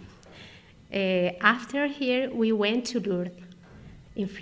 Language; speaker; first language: English; non-native, learner; Spanish